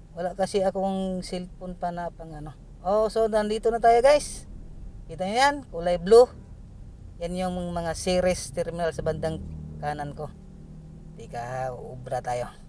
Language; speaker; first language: Filipino; non-native, local second language; Cebuano